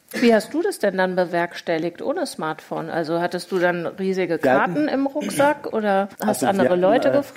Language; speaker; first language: German; native; German